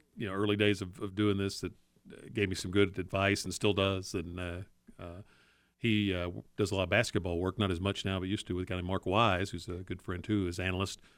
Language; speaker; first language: English; native; English